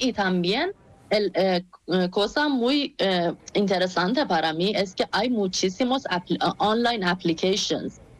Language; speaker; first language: Spanish; non-native, learner; Persian